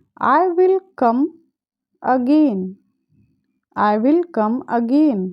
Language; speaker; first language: English; non-native, fluent; Hindi